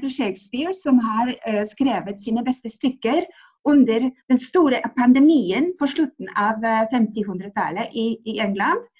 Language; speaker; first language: Norwegian; non-native, fluent; Polish